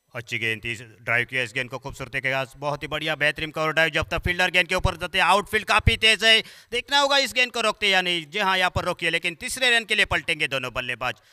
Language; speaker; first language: Hindi; non-native, local second language; Marathi